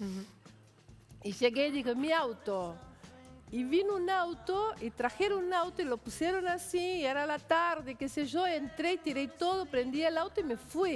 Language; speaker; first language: Spanish; non-native, fluent; Portuguese